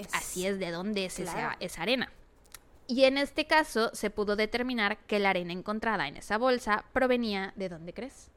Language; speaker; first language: Spanish; native; Spanish